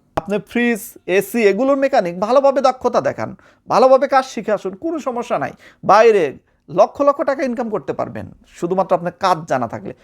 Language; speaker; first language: Bangla; native; Bangla